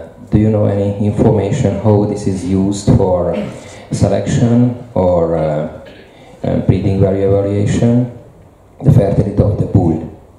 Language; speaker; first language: English; non-native, fluent; Hungarian